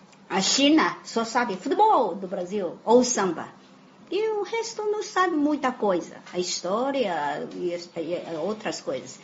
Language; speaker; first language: Portuguese; non-native, fluent; Chinese